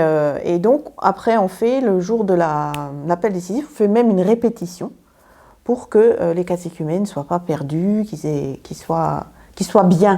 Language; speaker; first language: French; native; French